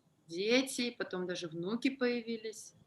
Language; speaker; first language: Russian; native; Russian